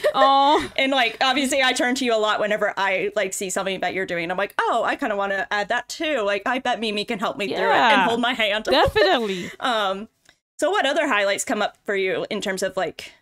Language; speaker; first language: English; native; English